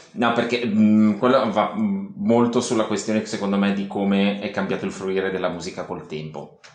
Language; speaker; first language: Italian; native; Italian